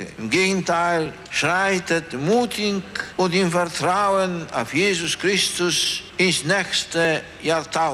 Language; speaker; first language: German; non-native, fluent; Polish